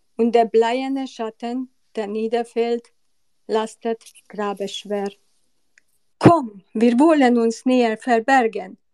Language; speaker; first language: German; non-native, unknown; Hungarian